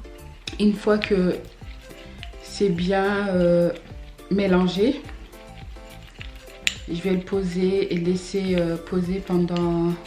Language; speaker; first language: French; early bilingual, other home language; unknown